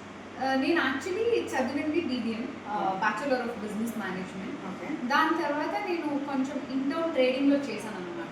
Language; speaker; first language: Telugu; non-native, local second language; Kannada